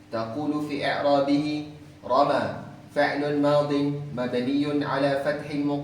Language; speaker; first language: Arabic; non-native, learner; Malay